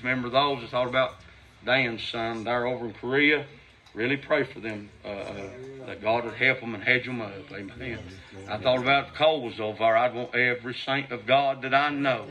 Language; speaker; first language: English; native; English